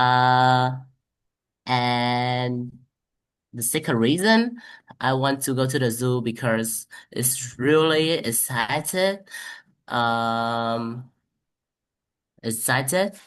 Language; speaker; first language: English; non-native, learner; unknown